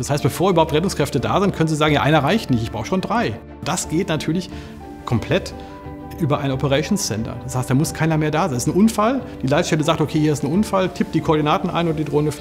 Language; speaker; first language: German; native; German